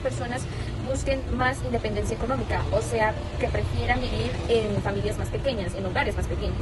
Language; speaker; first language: Spanish; native; Spanish